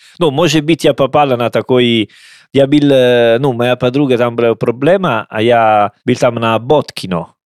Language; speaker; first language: Russian; non-native, learner; Italian